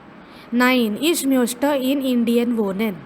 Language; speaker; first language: German; non-native, fluent; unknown